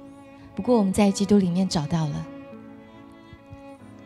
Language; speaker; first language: Chinese; native; Chinese